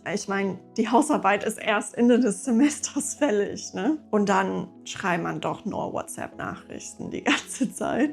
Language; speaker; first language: German; non-native, fluent; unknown